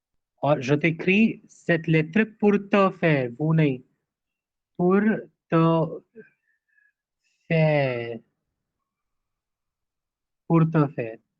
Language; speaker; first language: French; non-native, fluent; Hindi